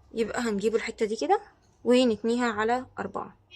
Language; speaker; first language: Arabic; native; Arabic